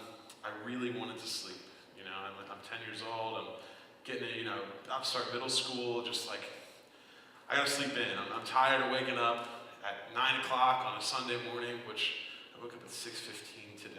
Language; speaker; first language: English; native; English